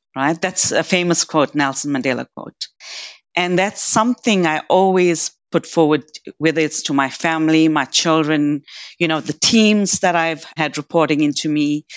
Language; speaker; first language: English; native; English